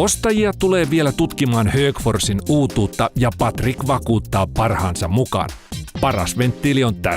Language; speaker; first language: Finnish; native; Finnish